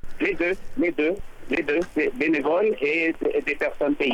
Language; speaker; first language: French; non-native, learner; English